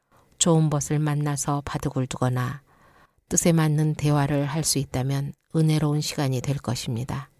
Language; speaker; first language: Korean; native; Korean